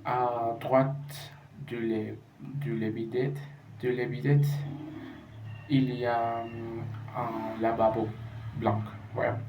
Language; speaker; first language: French; non-native, learner; Spanish